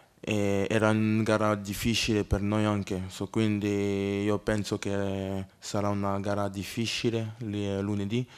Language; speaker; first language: Italian; non-native, learner; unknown